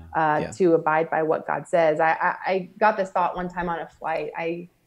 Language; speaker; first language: English; native; English